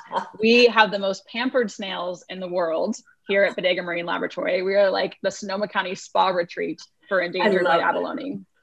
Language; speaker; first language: English; native; English